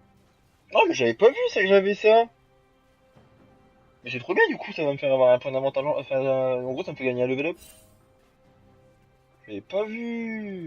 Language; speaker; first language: French; native; French